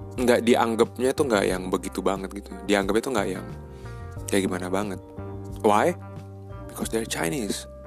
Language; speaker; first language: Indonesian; native; Indonesian